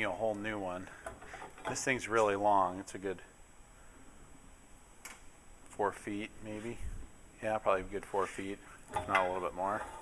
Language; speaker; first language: English; native; English